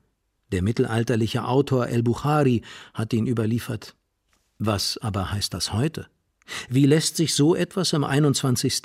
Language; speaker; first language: German; native; German